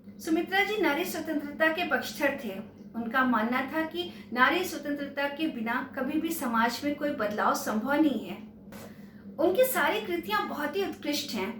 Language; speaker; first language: Hindi; native; Hindi